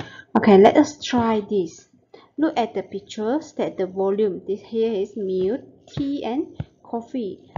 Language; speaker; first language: English; non-native, local second language; Malay